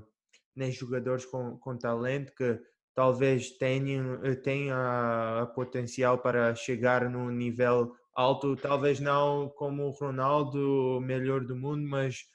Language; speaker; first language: Portuguese; early bilingual, heritage; Portuguese